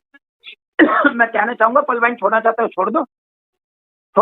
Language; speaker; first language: Hindi; native; Hindi